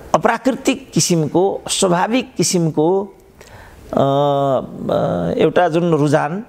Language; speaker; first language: Nepali; native; Nepali